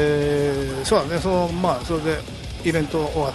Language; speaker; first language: Japanese; native; Japanese